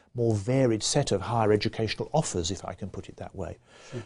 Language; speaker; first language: English; native; English